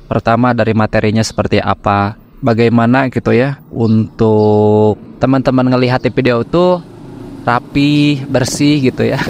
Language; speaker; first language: Indonesian; native; Indonesian